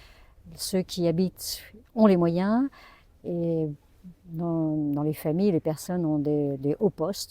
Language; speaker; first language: French; native; French